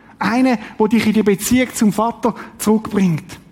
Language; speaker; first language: German; native; German